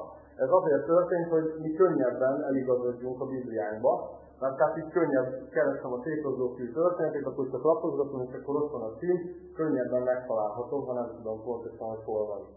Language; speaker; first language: Hungarian; native; Hungarian